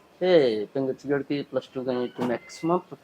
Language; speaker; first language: Malayalam; non-native, local second language; Hindi